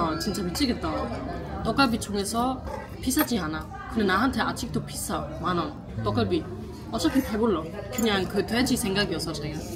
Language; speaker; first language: Korean; non-native, learner; German